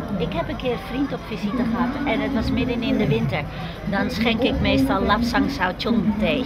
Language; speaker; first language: Dutch; native; Dutch